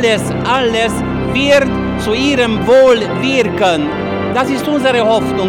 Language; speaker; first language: German; non-native, fluent; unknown